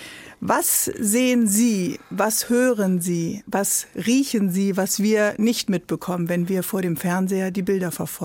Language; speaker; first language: German; native; German